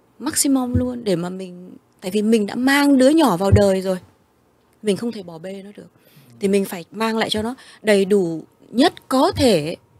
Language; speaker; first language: Vietnamese; early bilingual, heritage; Vietnamese